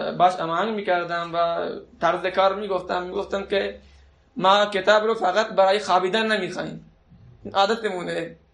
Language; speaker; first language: Persian; non-native, local second language; Baluchi